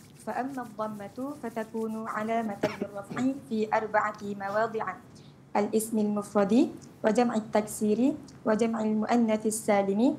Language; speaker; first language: Arabic; non-native, learner; Malay